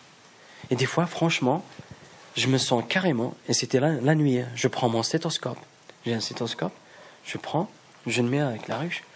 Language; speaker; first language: French; non-native, local second language; Kabyle